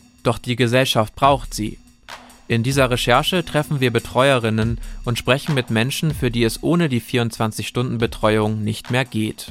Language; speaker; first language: German; native; German